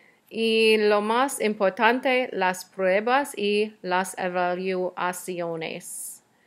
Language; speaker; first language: Spanish; non-native, learner; English